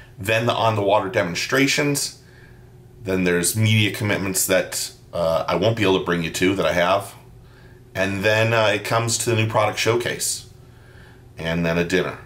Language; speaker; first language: English; native; English